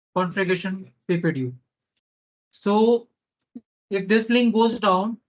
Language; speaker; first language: Hindi; non-native, local second language; Marathi